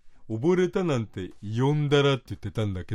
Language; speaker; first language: Japanese; native; Japanese